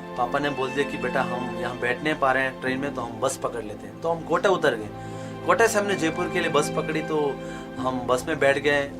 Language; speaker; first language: Hindi; non-native, local second language; Kannada